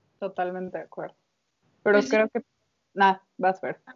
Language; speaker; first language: Spanish; native; Spanish